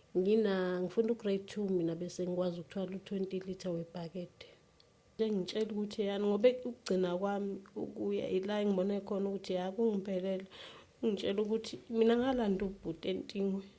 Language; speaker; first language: Zulu; native; Zulu